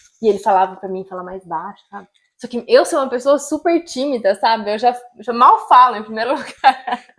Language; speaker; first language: Portuguese; native; Portuguese